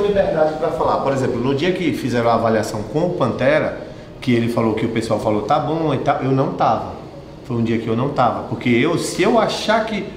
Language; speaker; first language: Portuguese; native; Portuguese